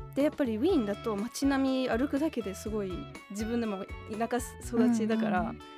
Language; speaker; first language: Japanese; non-native, fluent; German